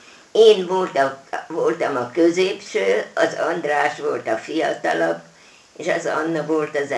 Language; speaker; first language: Hungarian; non-native, local second language; German